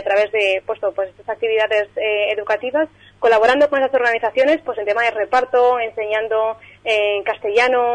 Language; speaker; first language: Spanish; native; Spanish